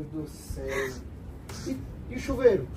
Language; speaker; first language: Portuguese; native; Portuguese